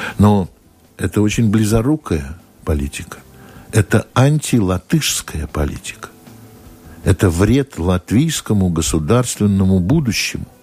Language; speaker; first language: Russian; native; Russian